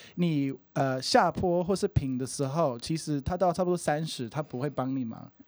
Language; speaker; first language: Chinese; non-native, fluent; English